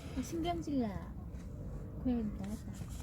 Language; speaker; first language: Korean; native; Korean